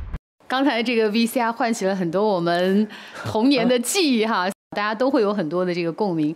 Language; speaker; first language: Chinese; native; Chinese